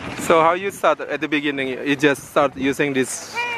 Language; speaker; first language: English; non-native, learner; Indonesian